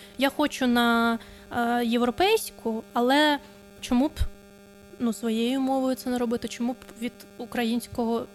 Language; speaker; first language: Ukrainian; non-native, local second language; Russian